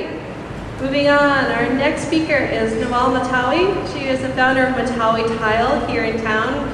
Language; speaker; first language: English; native; English